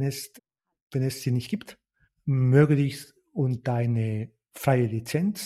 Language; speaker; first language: German; non-native, fluent; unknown